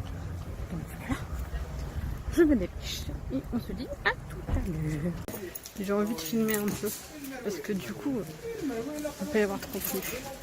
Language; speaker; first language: French; native; French